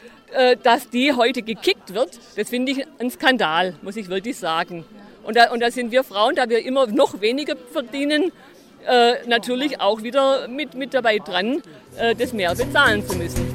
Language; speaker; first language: German; native; German